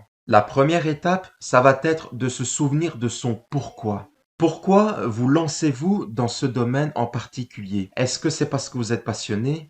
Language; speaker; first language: French; native; French